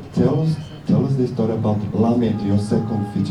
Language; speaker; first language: English; non-native, learner; Portuguese